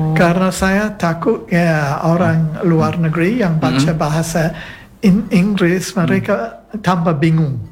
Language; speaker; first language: Indonesian; non-native, fluent; English